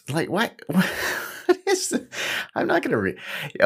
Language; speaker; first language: English; native; English